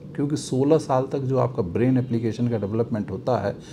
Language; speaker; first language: Hindi; native; Hindi